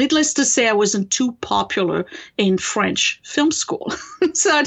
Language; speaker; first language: English; non-native, fluent; French